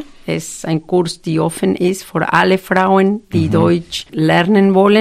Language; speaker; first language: German; non-native, fluent; Spanish